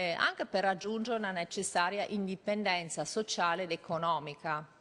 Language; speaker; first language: Italian; non-native, fluent; German